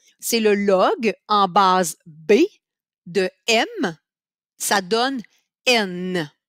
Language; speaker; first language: French; native; French